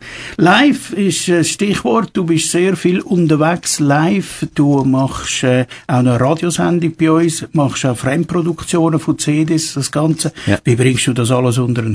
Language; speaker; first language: German; native; German